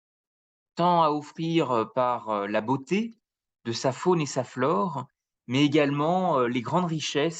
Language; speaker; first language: French; native; French